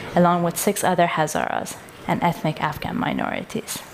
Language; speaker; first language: English; non-native, fluent; Persian